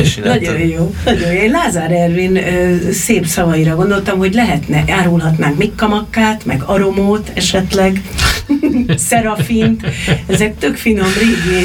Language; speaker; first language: Hungarian; native; Hungarian